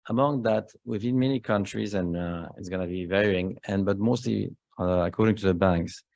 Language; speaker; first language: English; non-native, fluent; Spanish